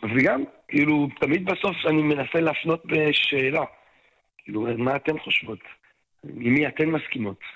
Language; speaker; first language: Hebrew; non-native, fluent; French